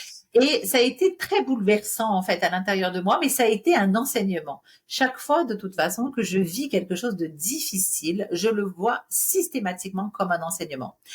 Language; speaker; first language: French; native; French